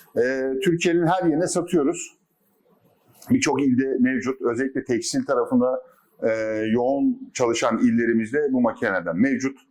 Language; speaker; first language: Turkish; native; Turkish